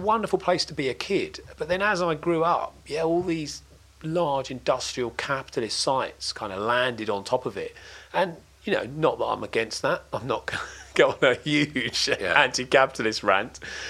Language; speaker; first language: English; native; English